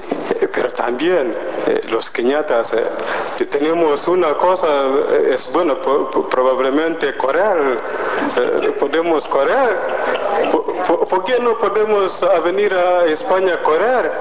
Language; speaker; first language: Spanish; non-native, learner; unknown